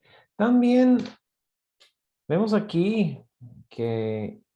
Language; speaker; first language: Spanish; non-native, fluent; English